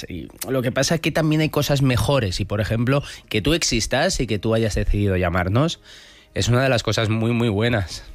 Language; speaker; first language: Spanish; native; Spanish